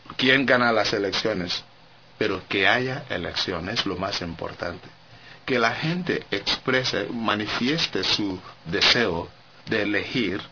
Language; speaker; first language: Spanish; non-native, fluent; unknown